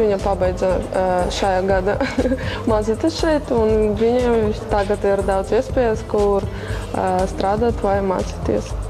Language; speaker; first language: Latvian; non-native, local second language; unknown